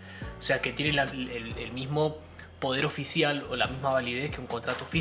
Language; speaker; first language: Spanish; native; Spanish